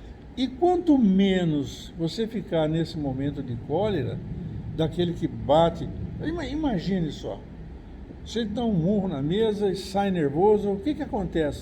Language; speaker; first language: Portuguese; native; Portuguese